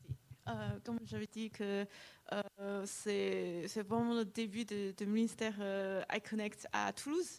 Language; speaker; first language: French; non-native, fluent; Chinese